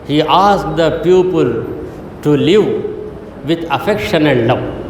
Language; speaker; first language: English; non-native, local second language; Urdu